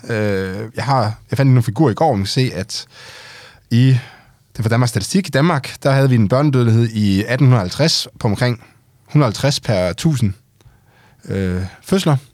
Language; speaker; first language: Danish; native; Danish